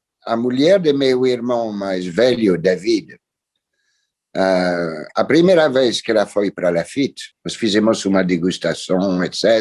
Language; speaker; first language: Portuguese; non-native, fluent; French